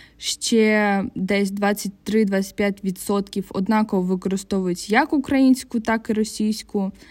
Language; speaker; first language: Ukrainian; non-native, local second language; Russian